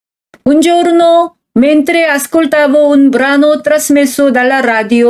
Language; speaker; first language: Italian; non-native, fluent; Korean